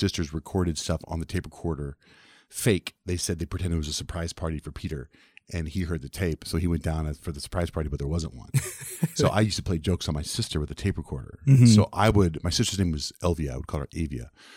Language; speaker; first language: English; early bilingual, other home language; Spanish